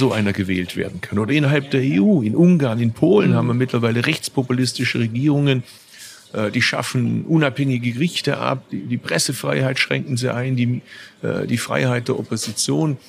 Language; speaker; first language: German; early bilingual, other home language; Turkish